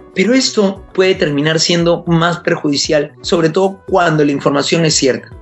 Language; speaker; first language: Spanish; native; Spanish